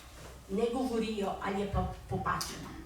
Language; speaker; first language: Slovenian; early bilingual, heritage; Slovenian